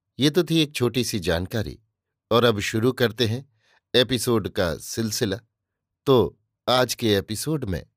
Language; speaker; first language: Hindi; native; Hindi